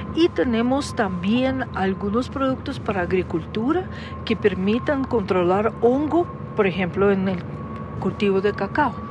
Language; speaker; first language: Spanish; non-native, fluent; Russian